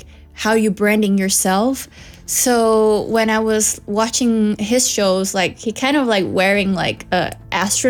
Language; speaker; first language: English; non-native, local second language; Cantonese